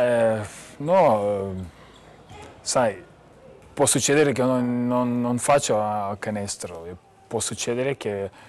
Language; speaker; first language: Italian; non-native, learner; Lithuanian